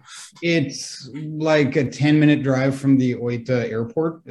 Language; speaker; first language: English; native; English